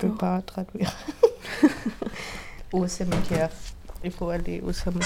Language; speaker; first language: French; non-native, learner; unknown